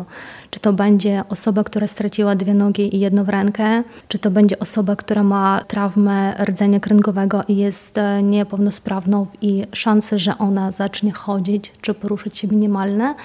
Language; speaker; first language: Polish; non-native, fluent; Ukrainian